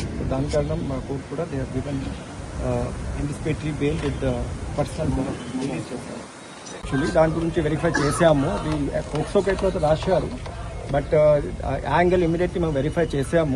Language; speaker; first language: Telugu; non-native, learner; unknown